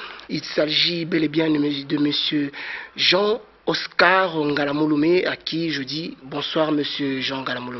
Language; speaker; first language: French; non-native, local second language; Lingala